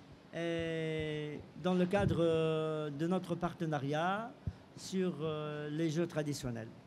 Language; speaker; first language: French; non-native, local second language; Arabic